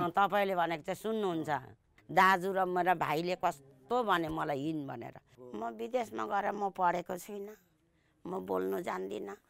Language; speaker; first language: Nepali; native; Nepali